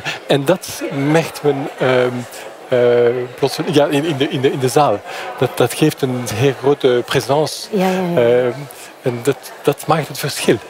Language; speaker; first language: Dutch; non-native, fluent; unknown